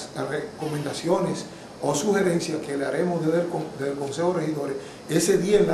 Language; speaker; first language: Spanish; native; Spanish